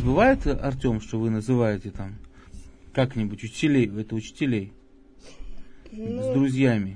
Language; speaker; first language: Russian; native; Russian